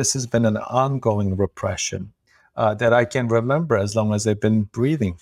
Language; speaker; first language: English; non-native, fluent; Uyghur